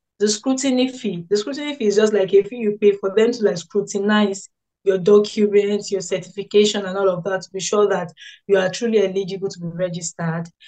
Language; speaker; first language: English; non-native, local second language; Yoruba